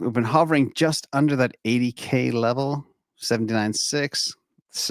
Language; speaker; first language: English; native; English